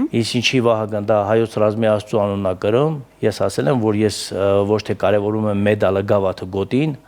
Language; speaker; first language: Armenian; native; Armenian